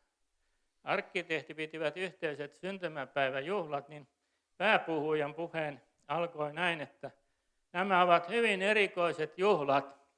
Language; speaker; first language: Finnish; native; Finnish